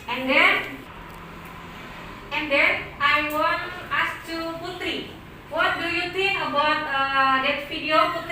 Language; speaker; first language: English; non-native, learner; Indonesian